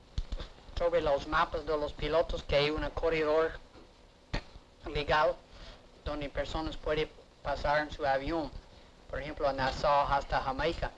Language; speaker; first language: Spanish; non-native, learner; English